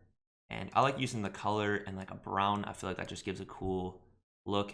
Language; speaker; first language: English; native; English